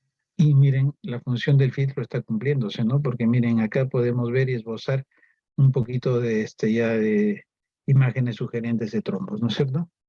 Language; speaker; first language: Spanish; native; Spanish